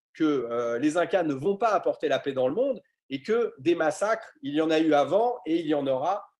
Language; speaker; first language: French; native; French